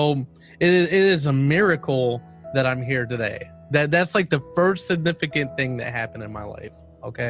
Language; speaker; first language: English; native; English